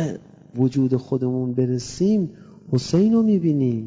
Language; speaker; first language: Persian; native; Persian